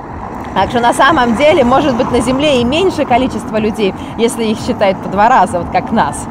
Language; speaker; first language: Russian; native; Russian